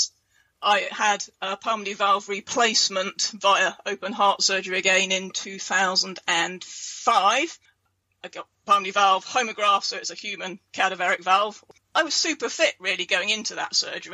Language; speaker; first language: English; native; English